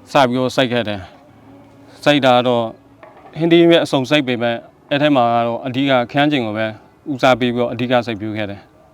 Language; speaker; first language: Burmese; native; Burmese